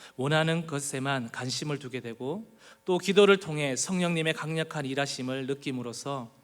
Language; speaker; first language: Korean; native; Korean